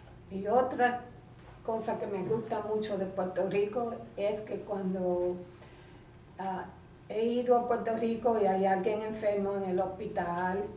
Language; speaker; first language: Spanish; early bilingual, heritage; Spanish